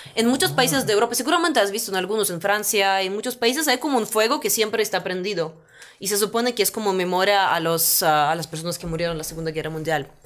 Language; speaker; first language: Spanish; non-native, fluent; Russian